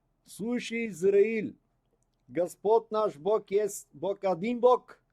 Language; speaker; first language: Russian; non-native, learner; Bulgarian